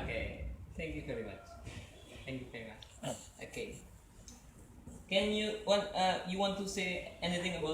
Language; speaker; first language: English; non-native, learner; Indonesian